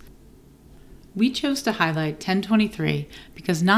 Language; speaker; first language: English; native; English